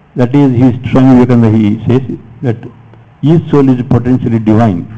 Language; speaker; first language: English; non-native, local second language; Kannada